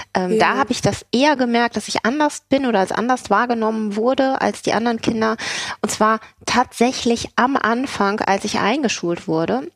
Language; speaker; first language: German; native; German